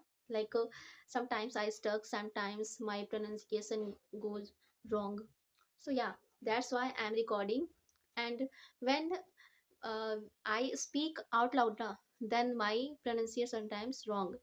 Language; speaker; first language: English; non-native, learner; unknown